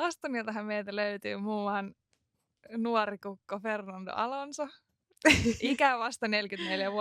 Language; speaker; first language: Finnish; native; Finnish